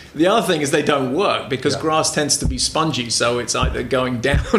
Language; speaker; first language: English; native; English